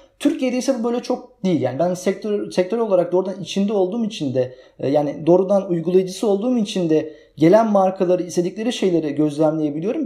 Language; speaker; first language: Turkish; native; Turkish